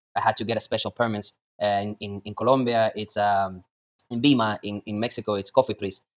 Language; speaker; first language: English; non-native, fluent; Latvian